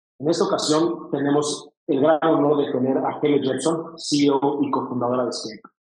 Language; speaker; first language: Spanish; native; Spanish